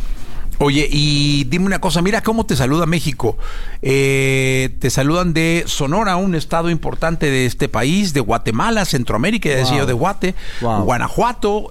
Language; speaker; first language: Spanish; native; Spanish